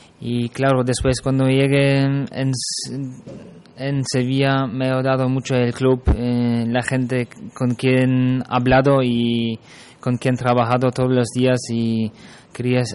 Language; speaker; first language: Spanish; non-native, fluent; German